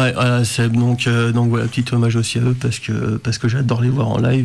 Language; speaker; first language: French; native; French